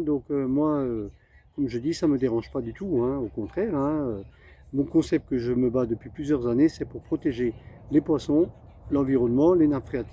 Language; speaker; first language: French; native; French